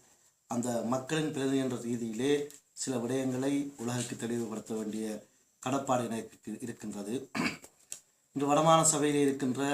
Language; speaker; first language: Tamil; native; Tamil